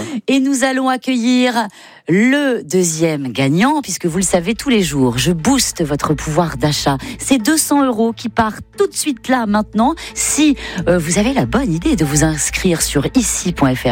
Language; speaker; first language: French; native; French